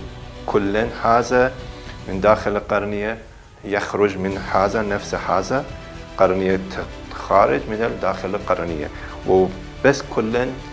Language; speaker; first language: Arabic; non-native, learner; Persian